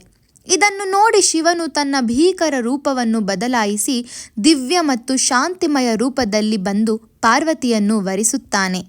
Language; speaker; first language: Kannada; native; Kannada